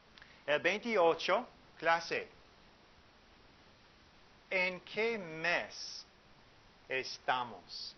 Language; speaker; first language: Spanish; non-native, fluent; English